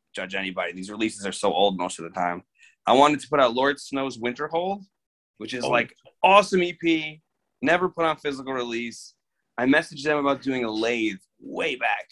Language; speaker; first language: English; native; English